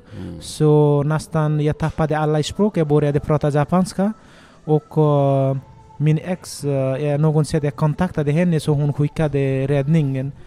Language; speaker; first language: Swedish; non-native, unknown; Nepali